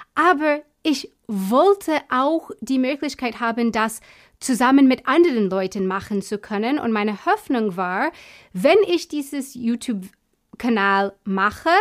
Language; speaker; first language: German; non-native, fluent; English